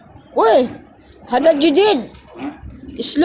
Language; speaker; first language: Arabic; non-native, learner; Cebuano